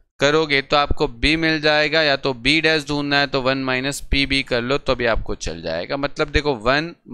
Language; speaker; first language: Hindi; non-native, local second language; Gujarati